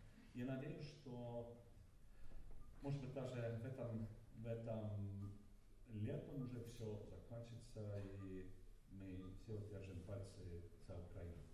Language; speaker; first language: Russian; non-native, learner; Estonian